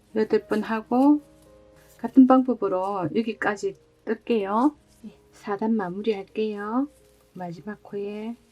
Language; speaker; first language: Korean; native; Korean